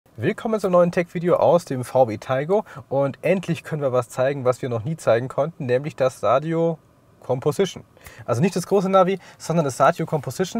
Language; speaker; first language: German; native; German